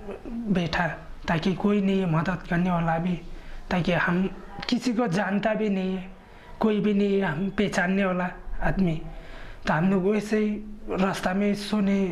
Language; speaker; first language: Hindi; non-native, local second language; Khasi